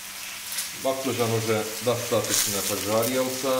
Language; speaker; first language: Russian; non-native, learner; Turkish